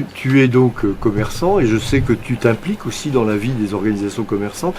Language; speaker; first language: French; native; French